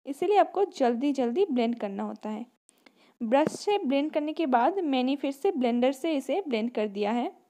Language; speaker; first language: Hindi; non-native, local second language; Bangla